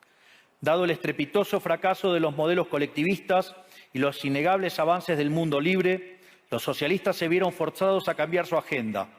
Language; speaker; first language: Spanish; native; Spanish